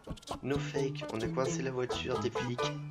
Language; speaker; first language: French; native; French